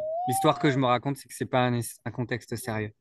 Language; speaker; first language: French; native; French